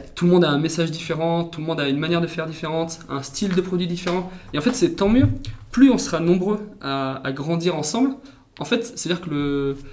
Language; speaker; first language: French; native; French